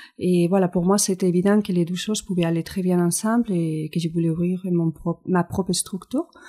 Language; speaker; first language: French; non-native, fluent; Spanish